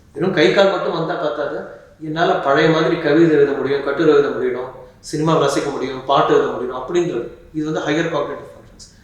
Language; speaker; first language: Tamil; native; Tamil